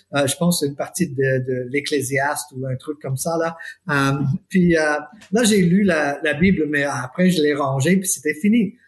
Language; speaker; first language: French; non-native, fluent; English